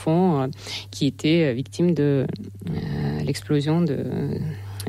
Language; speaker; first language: French; non-native, fluent; Russian